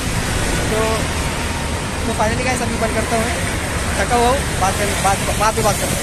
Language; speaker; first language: Hindi; native; Hindi